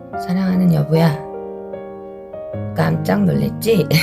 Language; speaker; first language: Korean; native; Korean